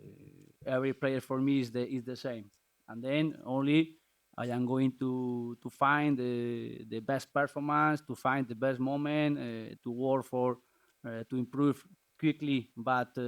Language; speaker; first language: English; non-native, learner; Spanish